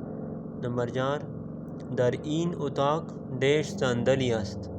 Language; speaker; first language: Persian; non-native, fluent; Urdu